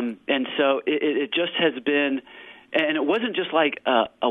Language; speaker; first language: English; native; English